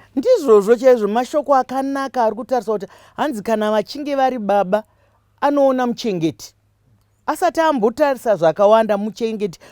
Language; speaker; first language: Shona; native; Shona